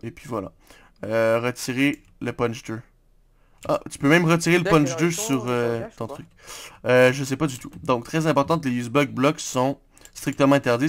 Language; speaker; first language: French; native; French